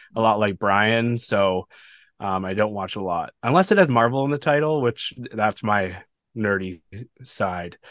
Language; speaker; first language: English; native; English